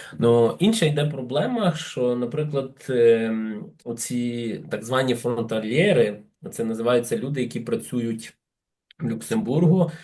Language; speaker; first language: Ukrainian; native; Ukrainian